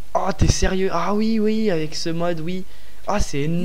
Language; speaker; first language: French; native; French